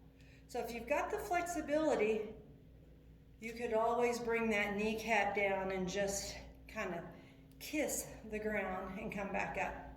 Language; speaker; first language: English; native; English